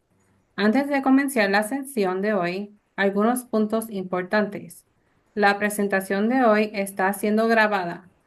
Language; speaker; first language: Spanish; early bilingual, heritage; Spanish